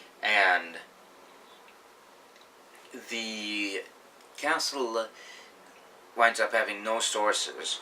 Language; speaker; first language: English; native; English